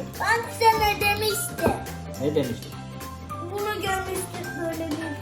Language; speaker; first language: Turkish; early bilingual, heritage; Turkish